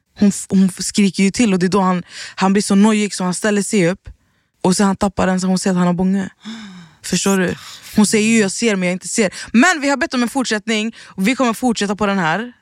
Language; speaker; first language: Swedish; early bilingual, other home language; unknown